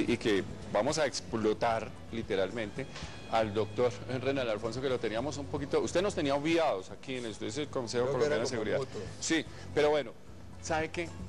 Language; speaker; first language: Spanish; native; Spanish